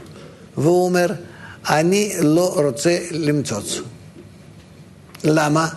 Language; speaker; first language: Hebrew; non-native, fluent; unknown